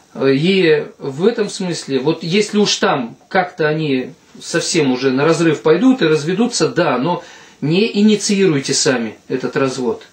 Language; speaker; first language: Russian; native; Russian